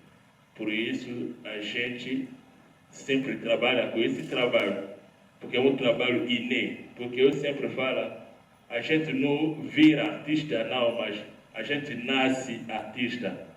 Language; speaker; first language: Portuguese; non-native, learner; Lingala